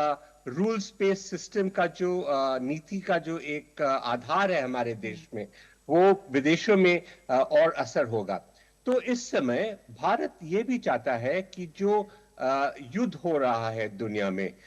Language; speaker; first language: Hindi; native; Hindi